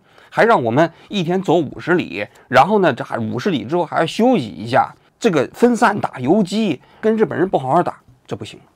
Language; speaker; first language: Chinese; native; Chinese